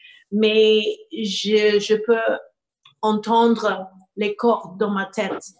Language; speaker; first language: French; non-native, learner; English